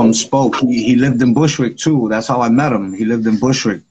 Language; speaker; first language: English; native; English